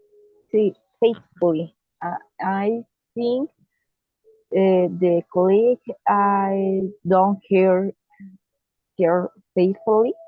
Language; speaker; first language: English; non-native, learner; Spanish